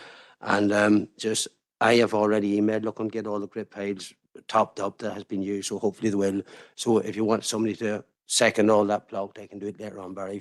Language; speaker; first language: English; native; English